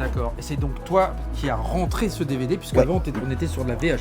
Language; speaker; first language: French; native; French